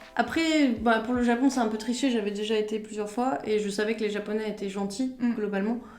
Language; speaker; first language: French; native; French